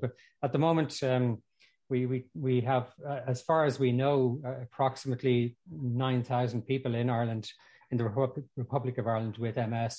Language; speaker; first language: English; native; English